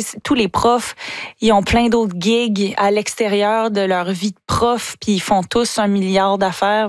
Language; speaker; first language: French; native; French